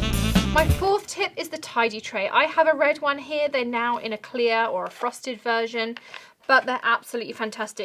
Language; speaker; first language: English; native; English